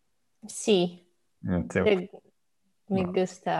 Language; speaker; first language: Spanish; non-native, learner; Russian